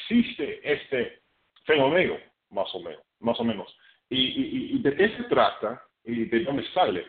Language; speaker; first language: Spanish; non-native, fluent; English